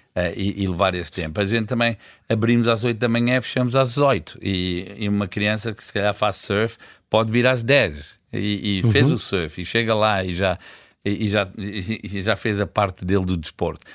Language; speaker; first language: Portuguese; early bilingual, heritage; Portuguese